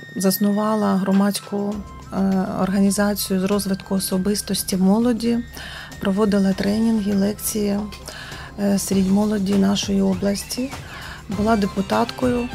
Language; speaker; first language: Ukrainian; non-native, local second language; Russian